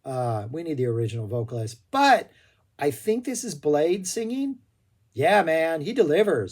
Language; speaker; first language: English; native; English